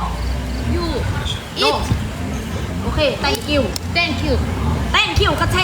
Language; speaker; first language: English; non-native, learner; Thai